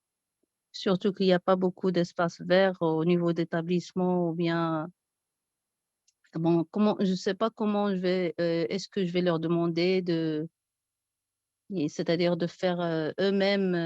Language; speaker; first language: French; non-native, local second language; Arabic